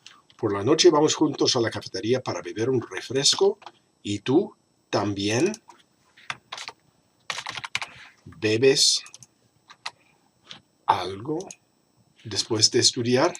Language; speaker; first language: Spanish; non-native, fluent; English